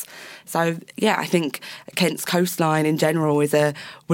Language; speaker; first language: English; native; English